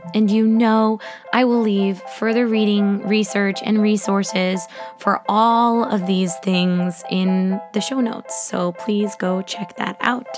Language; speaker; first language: English; native; English